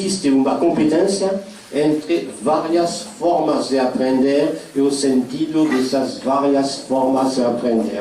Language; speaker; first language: Portuguese; non-native, fluent; French